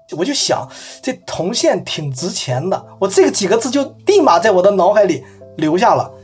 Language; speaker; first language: Chinese; native; Chinese